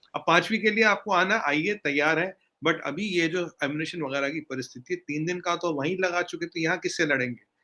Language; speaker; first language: Hindi; native; Hindi